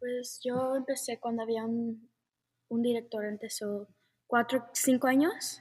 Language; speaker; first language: Spanish; early bilingual, heritage; Spanish